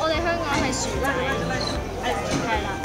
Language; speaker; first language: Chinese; non-native, local second language; Cantonese